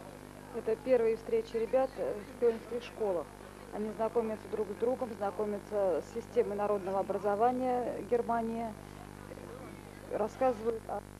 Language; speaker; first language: Russian; native; Russian